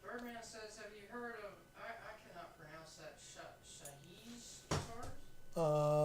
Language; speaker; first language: English; native; English